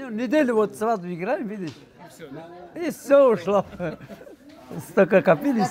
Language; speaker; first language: Russian; non-native, local second language; Persian